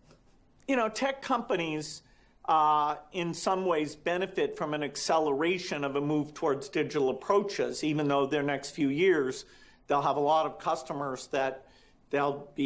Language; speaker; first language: English; native; English